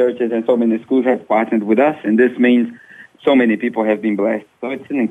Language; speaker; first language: English; non-native, fluent; Portuguese